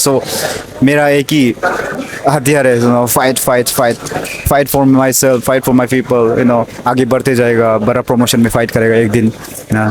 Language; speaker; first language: Hindi; non-native, local second language; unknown